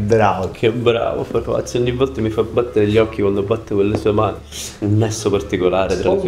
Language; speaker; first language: Italian; native; Italian